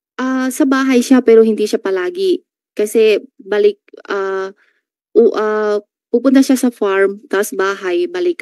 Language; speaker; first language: Filipino; non-native, learner; Chinese